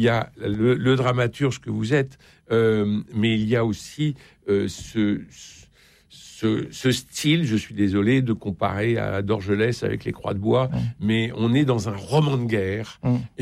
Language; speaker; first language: French; native; French